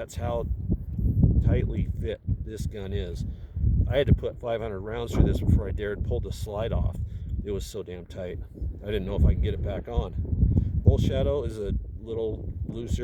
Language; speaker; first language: English; native; English